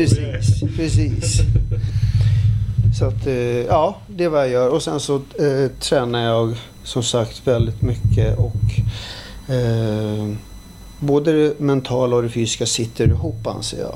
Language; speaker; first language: Swedish; early bilingual, other home language; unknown